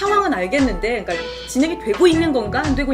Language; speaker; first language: Korean; native; Korean